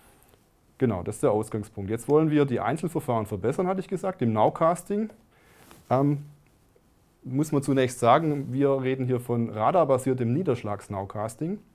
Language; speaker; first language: German; native; German